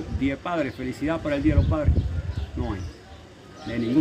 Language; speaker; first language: Spanish; native; Spanish